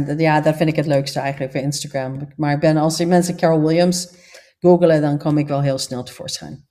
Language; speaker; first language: Dutch; non-native, fluent; English